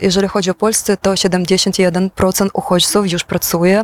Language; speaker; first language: Polish; non-native, fluent; Ukrainian